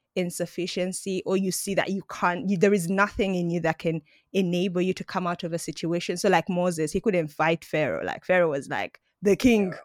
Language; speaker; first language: English; non-native, local second language; Ganda